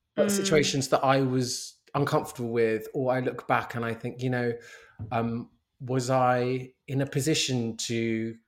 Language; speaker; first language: English; native; English